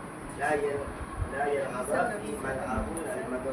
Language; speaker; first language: Arabic; non-native, learner; Malay